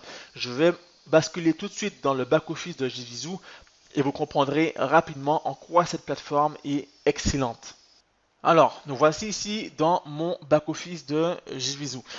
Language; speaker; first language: French; native; French